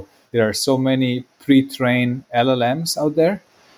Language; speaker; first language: English; non-native, fluent; Spanish